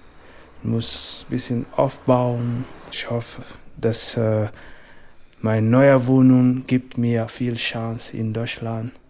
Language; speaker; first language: German; non-native, learner; French